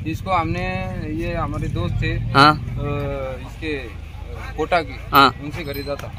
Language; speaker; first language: Hindi; non-native, local second language; Marathi